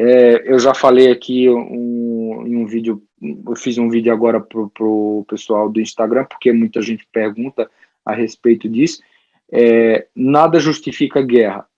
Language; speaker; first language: Portuguese; early bilingual, heritage; Portuguese